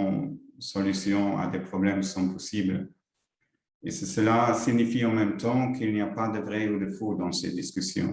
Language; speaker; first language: French; non-native, local second language; Luxembourgish